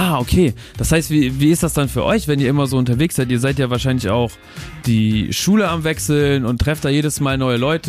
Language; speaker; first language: German; native; German